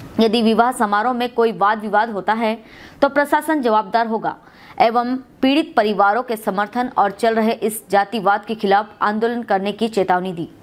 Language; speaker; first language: Hindi; native; Hindi